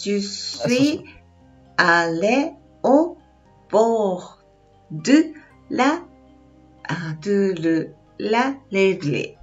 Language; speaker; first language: French; non-native, learner; Japanese